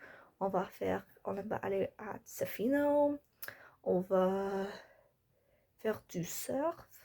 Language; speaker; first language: French; non-native, learner; English